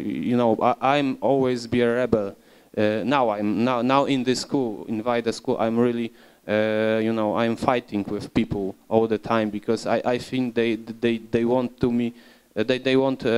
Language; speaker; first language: English; non-native, learner; Polish